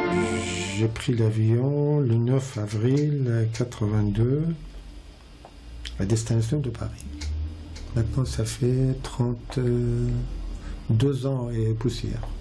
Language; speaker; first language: French; non-native, fluent; Persian